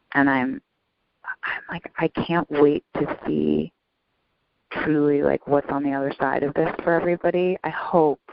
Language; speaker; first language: English; native; English